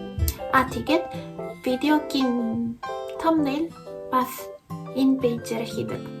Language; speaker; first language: Mongolian; non-native, learner; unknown